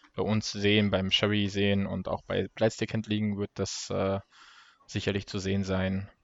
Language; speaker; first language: German; early bilingual, other home language; Russian